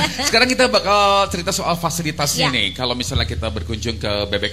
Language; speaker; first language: Indonesian; native; Indonesian